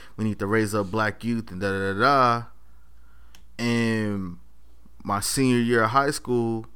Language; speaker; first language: English; native; English